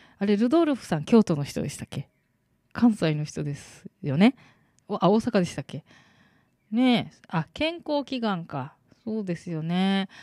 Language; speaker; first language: Japanese; native; Japanese